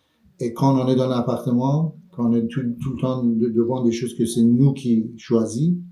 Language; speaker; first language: French; non-native, fluent; Persian